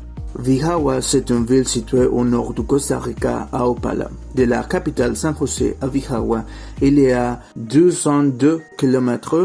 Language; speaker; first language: French; non-native, learner; Spanish